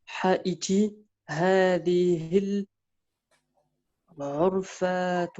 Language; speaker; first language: Arabic; non-native, learner; French